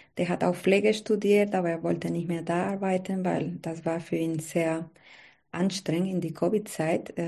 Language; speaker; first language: German; non-native, learner; Spanish